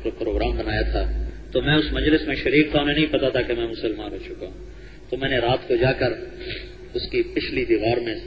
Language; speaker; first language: Urdu; non-native, local second language; Punjabi